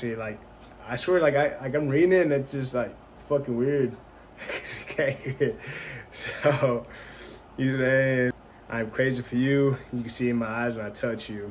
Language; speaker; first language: English; early bilingual, other home language; Spanish